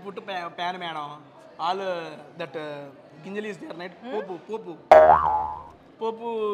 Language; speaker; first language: Telugu; native; Telugu